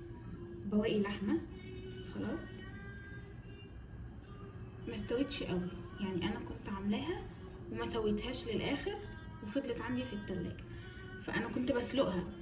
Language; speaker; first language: Arabic; native; Arabic